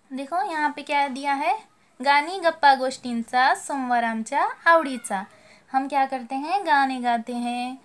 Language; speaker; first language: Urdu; native; Urdu